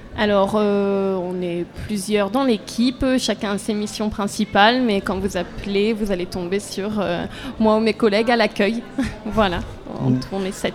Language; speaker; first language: French; native; French